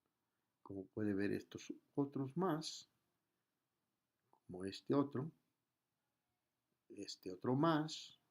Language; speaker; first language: Spanish; native; Spanish